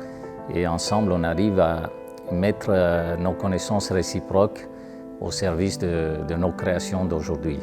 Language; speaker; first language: French; non-native, fluent; Romanian